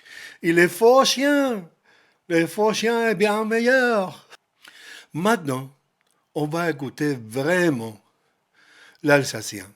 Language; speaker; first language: French; non-native, learner; Spanish